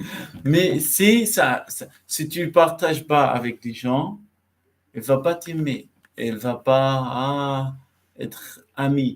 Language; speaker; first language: French; non-native, learner; Arabic